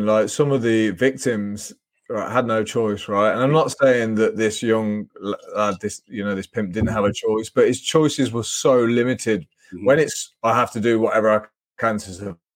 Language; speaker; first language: English; native; English